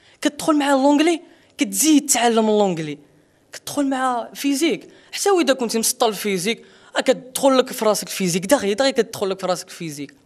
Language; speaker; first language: Arabic; non-native, local second language; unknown